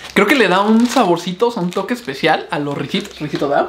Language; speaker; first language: Spanish; native; Spanish